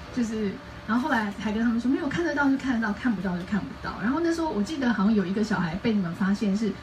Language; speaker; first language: Chinese; native; Chinese